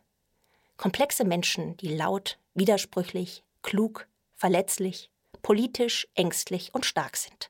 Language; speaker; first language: German; native; German